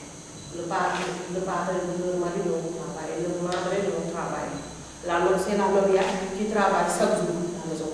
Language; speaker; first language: French; non-native, learner; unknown